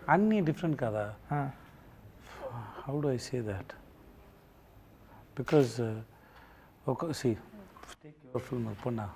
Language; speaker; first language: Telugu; non-native, learner; Tamil